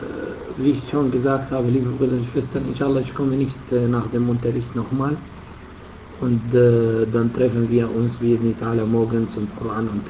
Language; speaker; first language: German; non-native, fluent; Arabic